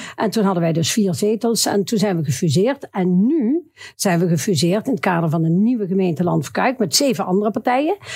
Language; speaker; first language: Dutch; native; Dutch